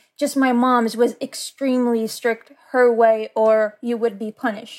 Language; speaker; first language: English; native; English